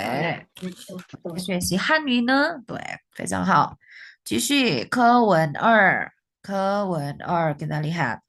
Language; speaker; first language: Chinese; non-native, fluent; Indonesian